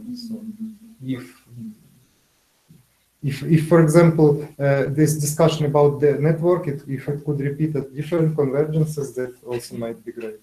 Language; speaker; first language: English; non-native, fluent; Ukrainian